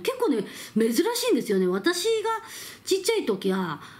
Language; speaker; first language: Japanese; non-native, fluent; Korean